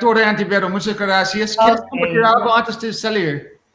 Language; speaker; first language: Spanish; non-native, learner; English